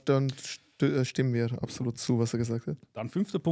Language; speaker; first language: German; native; German